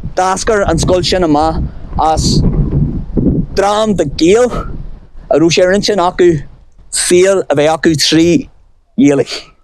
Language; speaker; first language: Irish; non-native, local second language; English